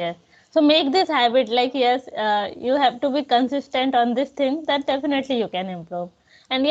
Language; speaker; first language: English; non-native, local second language; Hindi